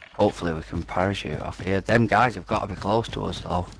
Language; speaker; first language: English; native; English